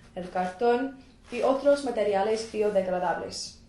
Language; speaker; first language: Spanish; non-native, fluent; English